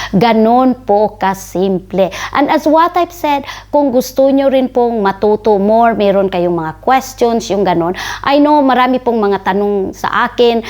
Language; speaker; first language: Filipino; non-native, local second language; Cebuano